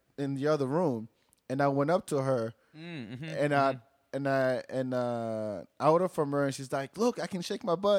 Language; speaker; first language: English; non-native, fluent; Wolof